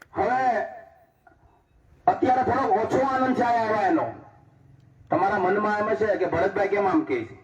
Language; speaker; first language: Gujarati; native; Gujarati